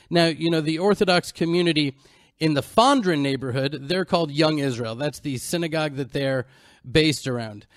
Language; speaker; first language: English; native; English